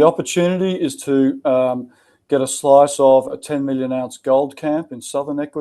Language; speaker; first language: English; native; English